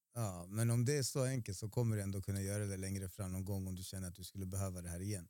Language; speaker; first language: Swedish; early bilingual, other home language; Spanish